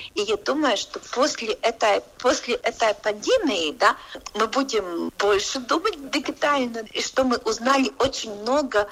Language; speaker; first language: Russian; non-native, local second language; Latvian